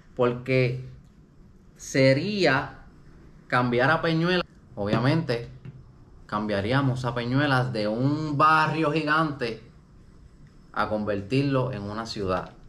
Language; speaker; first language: Spanish; native; Spanish